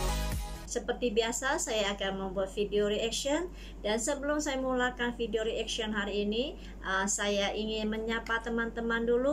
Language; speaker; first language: Indonesian; non-native, local second language; Malay